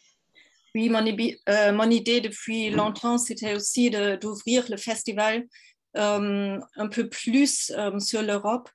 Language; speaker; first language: French; non-native, fluent; German